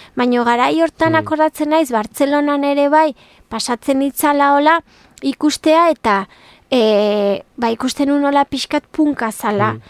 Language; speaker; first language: Basque; native; Basque